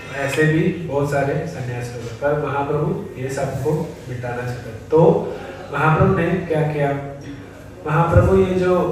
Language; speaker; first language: Hindi; non-native, fluent; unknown